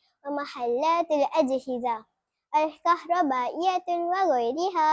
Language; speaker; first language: Arabic; non-native, learner; Malay